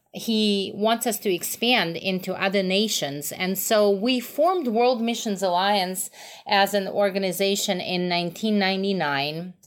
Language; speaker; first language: English; non-native, fluent; Russian